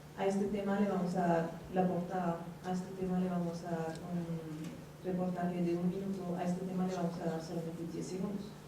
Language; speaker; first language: Spanish; non-native, fluent; French